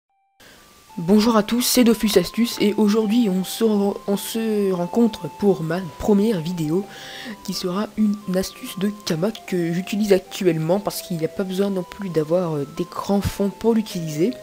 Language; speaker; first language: French; native; French